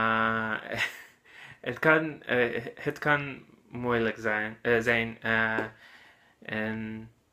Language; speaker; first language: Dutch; non-native, learner; English